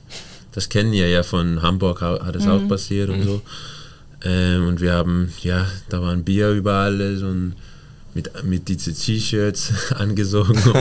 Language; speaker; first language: German; non-native, fluent; Danish